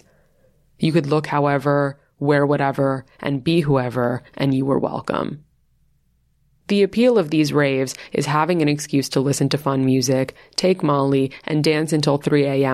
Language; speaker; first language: English; native; English